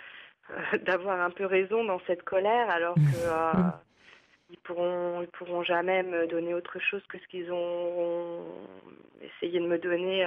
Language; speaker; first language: French; native; French